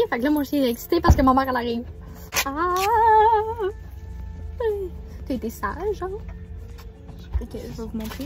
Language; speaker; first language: French; native; French